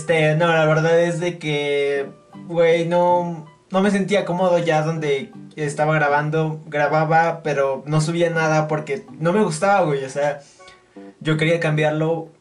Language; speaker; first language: Spanish; native; Spanish